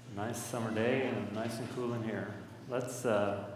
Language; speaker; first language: English; native; English